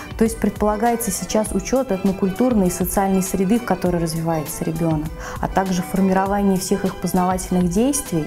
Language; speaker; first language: Russian; native; Russian